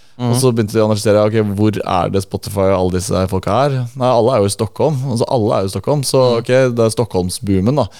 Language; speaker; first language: Norwegian; native; Norwegian